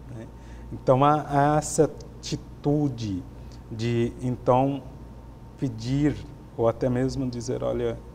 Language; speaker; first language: Portuguese; native; Portuguese